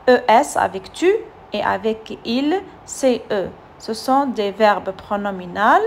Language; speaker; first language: French; non-native, fluent; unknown